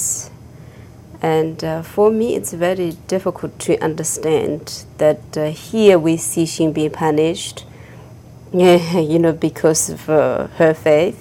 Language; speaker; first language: English; non-native, fluent; Chinese